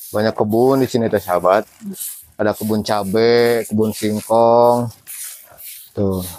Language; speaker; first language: Indonesian; non-native, local second language; Sundanese